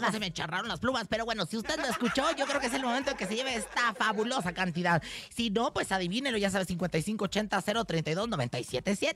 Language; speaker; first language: Spanish; native; Spanish